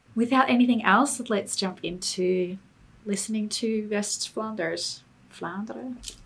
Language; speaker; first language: English; native; English